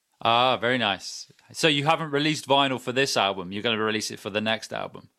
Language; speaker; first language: English; native; English